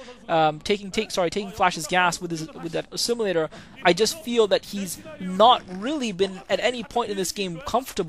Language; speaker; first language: English; native; English